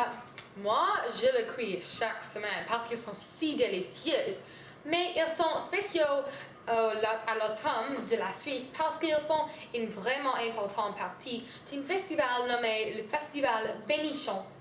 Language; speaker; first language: French; non-native, learner; English